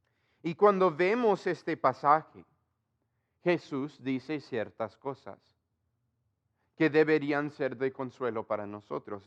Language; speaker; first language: Spanish; non-native, fluent; English